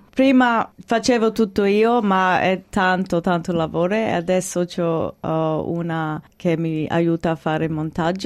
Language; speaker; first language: Italian; early bilingual, heritage; English